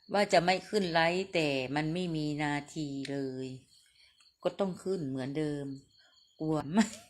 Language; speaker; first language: Thai; non-native, local second language; Northeastern Thai